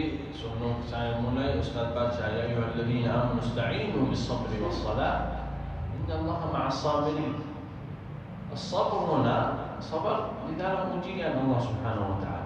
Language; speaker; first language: Indonesian; non-native, fluent; Arabic